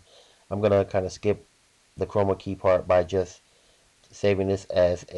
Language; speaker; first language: English; native; English